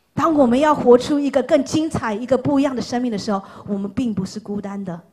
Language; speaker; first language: Chinese; non-native, fluent; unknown